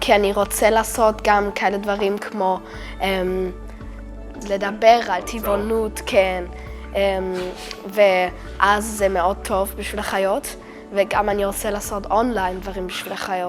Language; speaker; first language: Hebrew; early bilingual, heritage; German